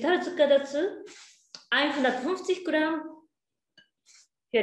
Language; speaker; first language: German; non-native, learner; Japanese